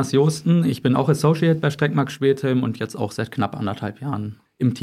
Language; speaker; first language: German; native; German